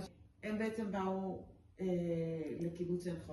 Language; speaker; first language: Hebrew; native; Hebrew